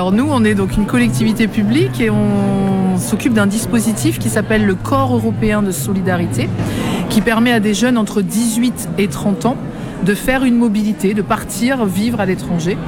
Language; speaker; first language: French; native; French